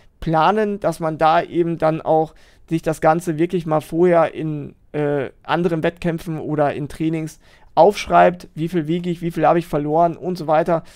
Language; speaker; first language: German; native; German